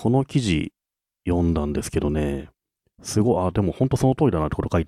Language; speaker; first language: Japanese; native; Japanese